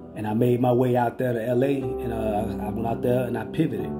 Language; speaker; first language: English; native; English